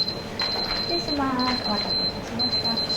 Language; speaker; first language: Japanese; native; Japanese